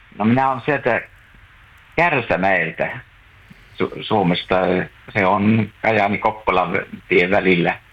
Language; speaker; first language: Finnish; native; Finnish